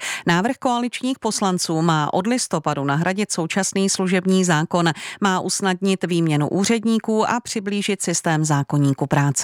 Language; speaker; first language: Czech; native; Czech